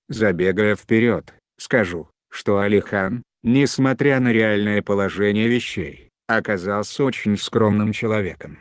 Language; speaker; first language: Russian; non-native, local second language; Chechen